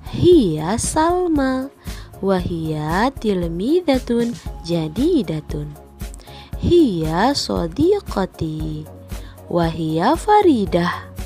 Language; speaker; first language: Arabic; non-native, fluent; Indonesian